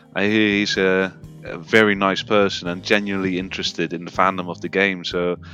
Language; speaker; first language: English; non-native, fluent; Dutch